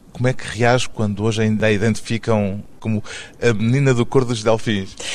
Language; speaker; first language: Portuguese; native; Portuguese